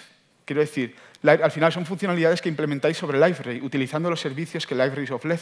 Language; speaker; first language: Spanish; native; Spanish